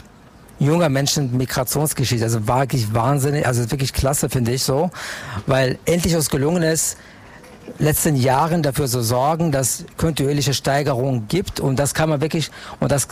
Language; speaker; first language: German; non-native, fluent; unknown